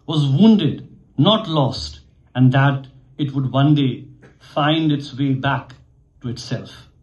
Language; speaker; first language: English; non-native, local second language; Urdu